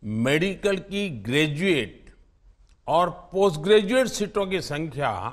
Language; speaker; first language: Hindi; non-native, local second language; Gujarati